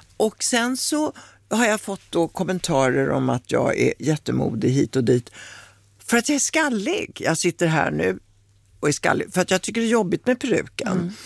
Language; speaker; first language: Swedish; early bilingual, other home language; Italian